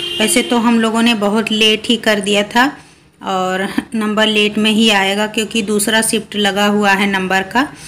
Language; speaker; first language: Hindi; native; Hindi